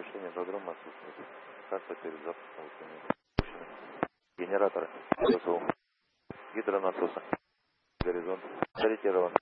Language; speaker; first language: Russian; native; Russian